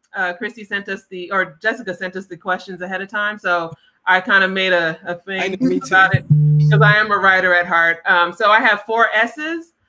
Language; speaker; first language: English; native; English